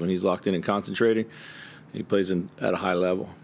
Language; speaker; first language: English; native; English